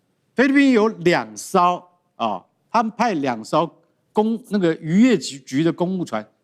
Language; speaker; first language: Chinese; native; Chinese